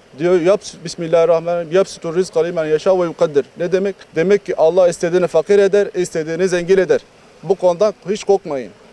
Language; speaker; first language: Turkish; non-native, fluent; Arabic